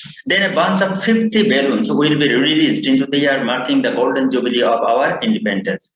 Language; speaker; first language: English; non-native, local second language; Bangla